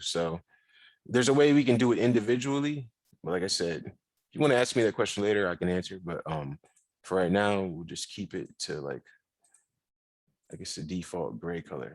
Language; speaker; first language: English; native; English